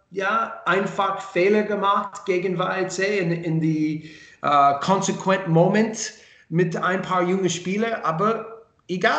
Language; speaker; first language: German; non-native, learner; English